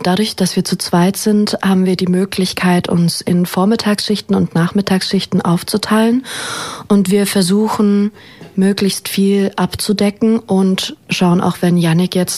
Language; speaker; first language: German; native; German